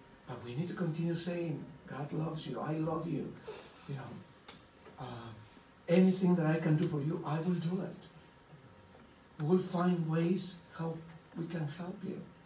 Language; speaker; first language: English; non-native, fluent; Spanish